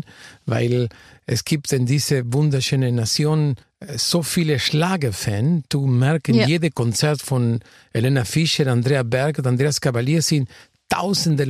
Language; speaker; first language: German; non-native, fluent; Spanish